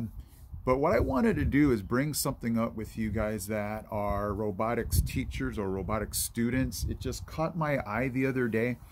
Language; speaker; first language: English; native; English